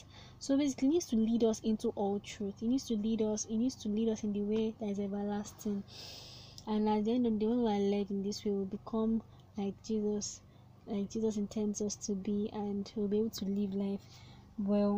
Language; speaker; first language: English; non-native, local second language; Yoruba